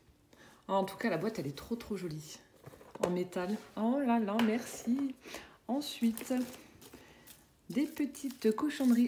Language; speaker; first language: French; native; French